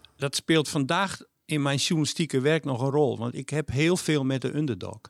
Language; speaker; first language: Dutch; native; Dutch